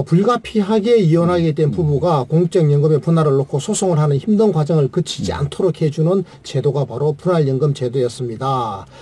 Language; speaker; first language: Korean; native; Korean